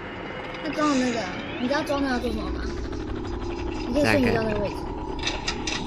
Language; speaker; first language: Chinese; native; Chinese